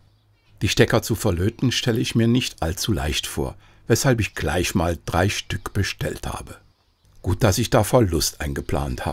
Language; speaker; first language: German; native; German